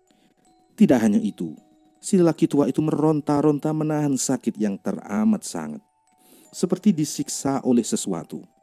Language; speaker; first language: Indonesian; native; Indonesian